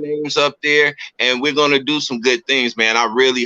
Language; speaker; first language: English; native; English